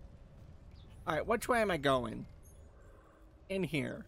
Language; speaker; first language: English; native; English